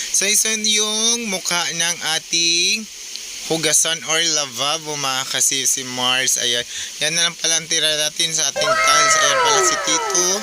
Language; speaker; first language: Filipino; non-native, local second language; Cebuano